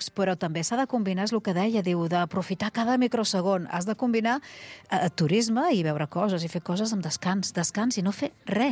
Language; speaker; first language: Catalan; native; Catalan